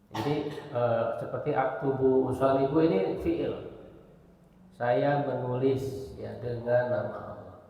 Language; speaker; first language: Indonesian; native; Indonesian